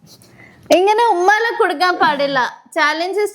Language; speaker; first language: Malayalam; non-native, learner; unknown